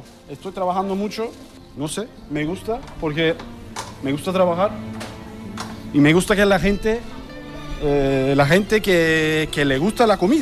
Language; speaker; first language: Spanish; non-native, learner; Turkish